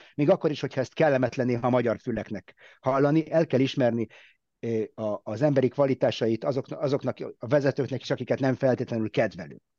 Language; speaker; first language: Hungarian; early bilingual, heritage; Hungarian